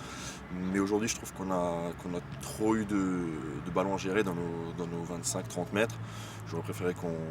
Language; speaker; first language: French; native; French